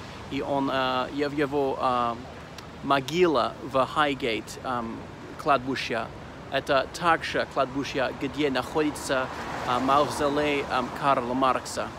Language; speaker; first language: Russian; non-native, learner; English